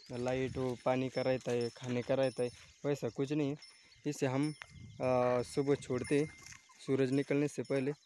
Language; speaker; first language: Hindi; non-native, local second language; Marathi